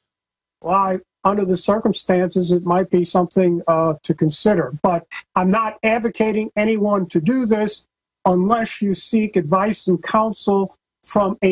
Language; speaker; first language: English; native; English